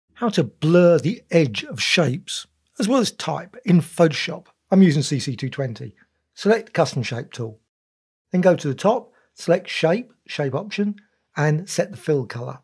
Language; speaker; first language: English; native; English